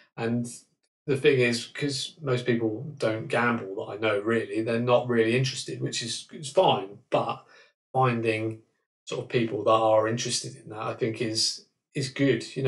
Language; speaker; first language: English; native; English